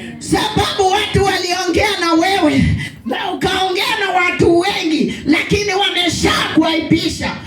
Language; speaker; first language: Swahili; non-native, local second language; Kamba